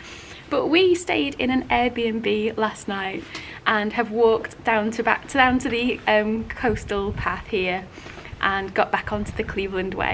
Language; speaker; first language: English; native; English